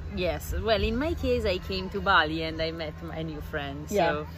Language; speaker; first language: English; non-native, fluent; Italian